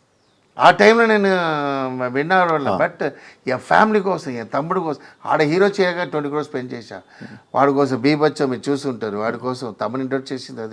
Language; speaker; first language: Telugu; non-native, learner; Tamil